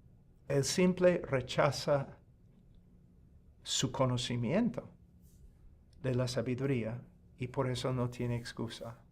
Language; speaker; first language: Spanish; non-native, fluent; English